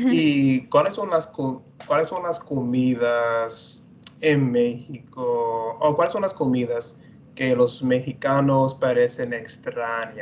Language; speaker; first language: Spanish; non-native, fluent; English